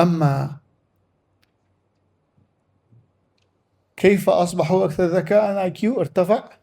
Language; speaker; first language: Arabic; native; Arabic